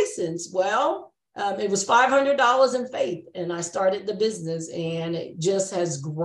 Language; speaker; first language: English; native; English